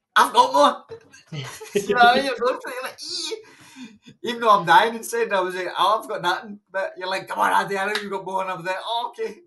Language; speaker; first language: English; native; English